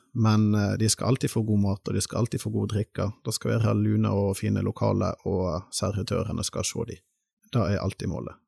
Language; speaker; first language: Norwegian; native; Norwegian